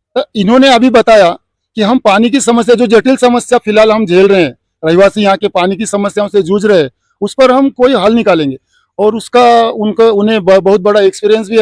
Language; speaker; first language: Hindi; non-native, local second language; Marathi